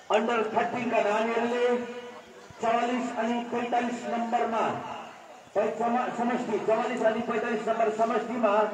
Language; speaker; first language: Nepali; native; Nepali